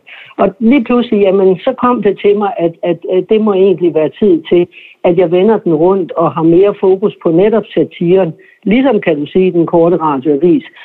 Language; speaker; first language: Danish; native; Danish